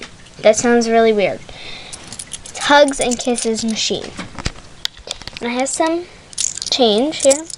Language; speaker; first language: English; native; English